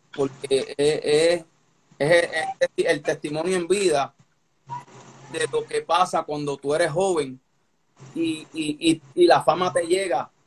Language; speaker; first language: Spanish; native; Spanish